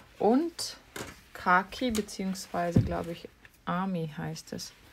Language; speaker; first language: German; native; German